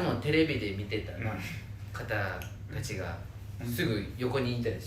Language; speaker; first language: Japanese; native; Japanese